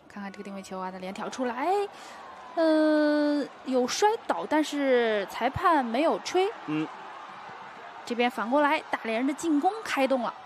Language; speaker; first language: Chinese; native; Chinese